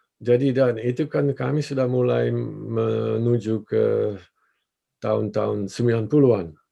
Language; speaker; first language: Indonesian; non-native, fluent; Dutch